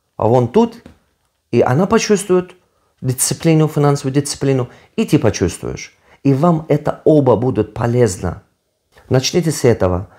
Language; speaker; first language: Russian; non-native, local second language; Tajik